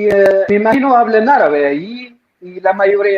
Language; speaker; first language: Spanish; non-native, fluent; Arabic